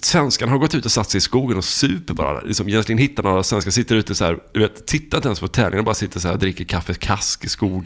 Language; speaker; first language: Swedish; native; Swedish